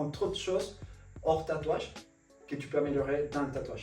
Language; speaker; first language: French; non-native, fluent; Spanish